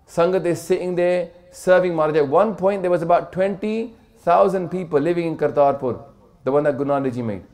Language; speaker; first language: Punjabi; early bilingual, heritage; Punjabi